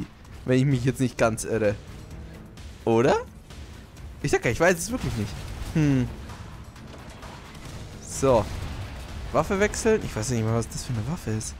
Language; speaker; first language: German; native; German